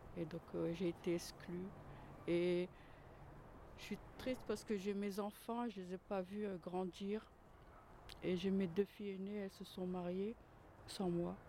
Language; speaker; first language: French; early bilingual, other home language; Arabic